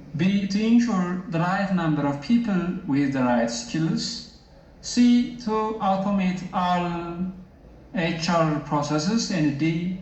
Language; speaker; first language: English; non-native, local second language; Amharic